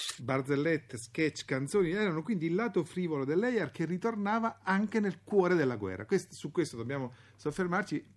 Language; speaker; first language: Italian; native; Italian